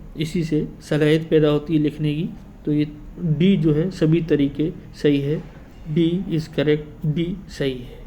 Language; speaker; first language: Urdu; native; Urdu